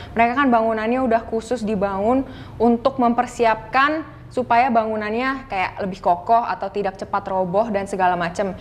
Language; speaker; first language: Indonesian; native; Indonesian